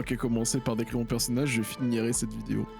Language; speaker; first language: French; native; French